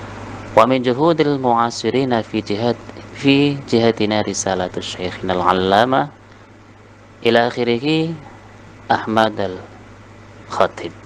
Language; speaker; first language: Arabic; non-native, fluent; Indonesian